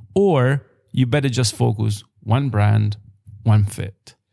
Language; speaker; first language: English; non-native, fluent; Italian